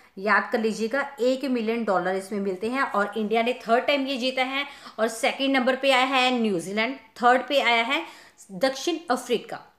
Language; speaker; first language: Hindi; non-native, local second language; Punjabi